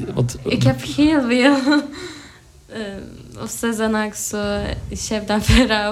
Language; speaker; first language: Dutch; non-native, learner; Turkish